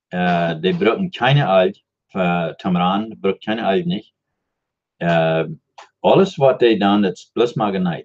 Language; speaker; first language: German; non-native, learner; Dutch